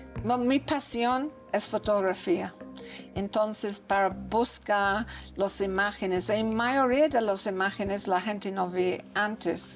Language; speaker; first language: Spanish; non-native, learner; English